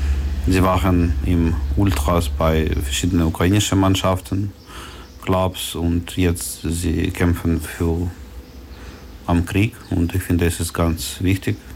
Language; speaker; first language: German; non-native, learner; Ukrainian